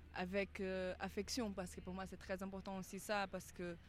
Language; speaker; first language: French; non-native, fluent; Portuguese